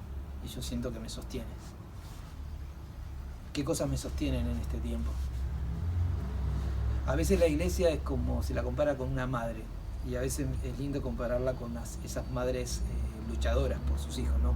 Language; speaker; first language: Spanish; native; Spanish